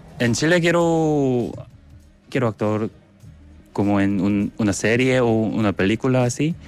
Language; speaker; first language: Spanish; non-native, learner; Korean